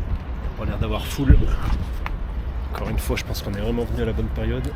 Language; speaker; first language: French; native; French